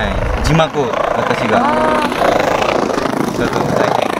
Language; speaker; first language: Japanese; non-native, learner; Indonesian